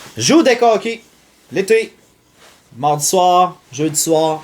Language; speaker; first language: French; native; French